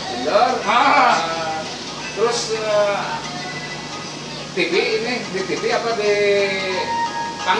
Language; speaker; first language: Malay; non-native, local second language; Sundanese